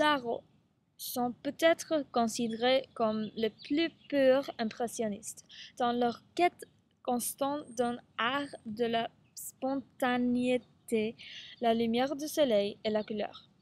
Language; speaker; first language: French; non-native, learner; English